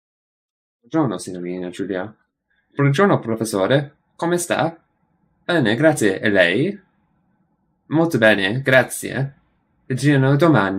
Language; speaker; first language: Italian; non-native, learner; English